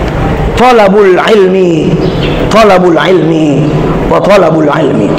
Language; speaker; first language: Arabic; non-native, fluent; Indonesian